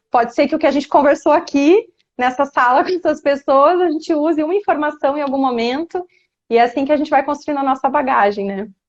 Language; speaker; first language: Portuguese; native; Portuguese